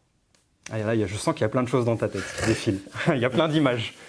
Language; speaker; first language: French; native; French